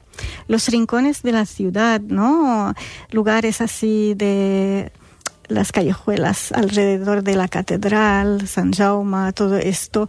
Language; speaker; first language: Spanish; non-native, fluent; Arabic